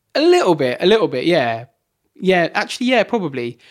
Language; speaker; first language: English; native; English